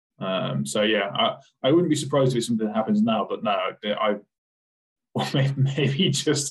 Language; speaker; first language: English; native; English